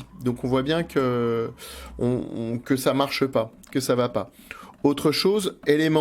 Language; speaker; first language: French; native; French